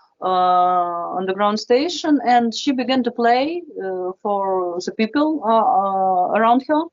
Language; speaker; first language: English; non-native, fluent; Russian